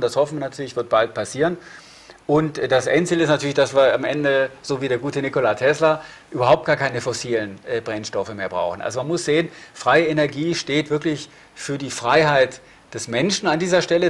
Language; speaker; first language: German; native; German